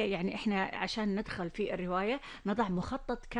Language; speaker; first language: Arabic; native; Arabic